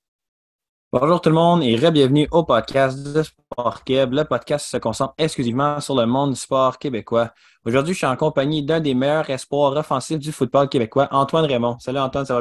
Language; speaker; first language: French; native; French